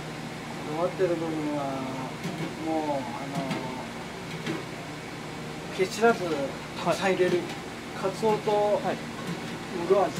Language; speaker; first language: Japanese; native; Japanese